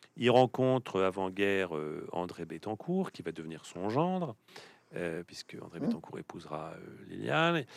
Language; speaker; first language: French; native; French